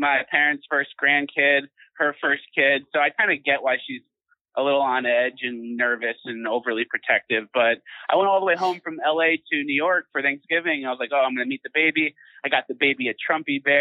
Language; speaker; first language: English; native; English